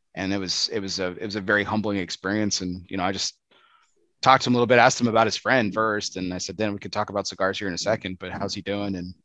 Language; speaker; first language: English; native; English